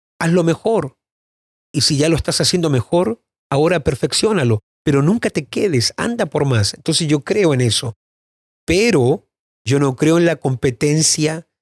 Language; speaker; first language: Spanish; native; Spanish